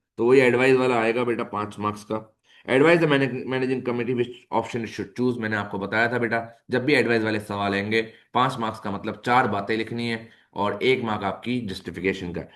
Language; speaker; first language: Urdu; native; Urdu